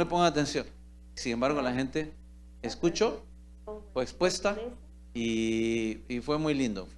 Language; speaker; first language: Spanish; native; Spanish